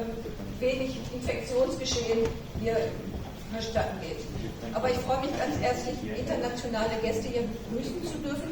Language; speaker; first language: German; native; German